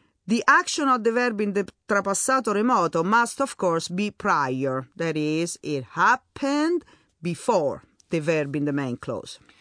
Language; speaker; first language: English; non-native, fluent; Italian